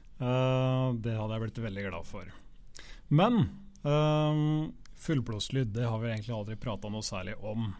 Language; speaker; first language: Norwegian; native; Norwegian